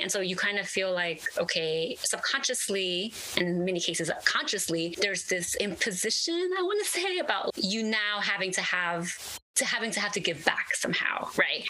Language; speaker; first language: English; early bilingual, other home language; Spanish